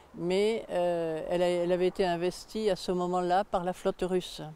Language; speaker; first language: French; native; French